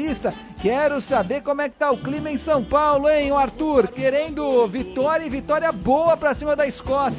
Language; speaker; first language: Portuguese; native; Portuguese